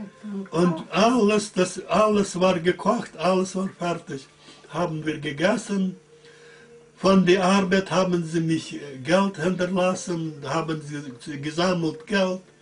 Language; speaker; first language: German; early bilingual, heritage; German